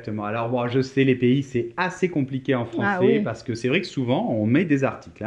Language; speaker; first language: French; native; French